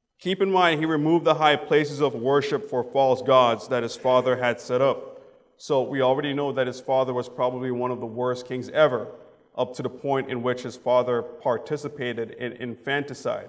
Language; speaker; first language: English; native; English